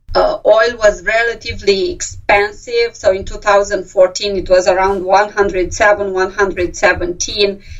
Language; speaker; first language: English; non-native, fluent; Romanian